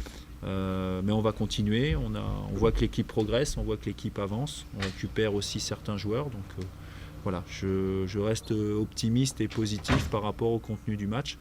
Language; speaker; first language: French; native; French